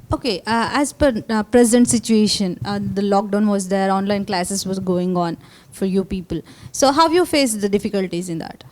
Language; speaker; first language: English; non-native, local second language; Kannada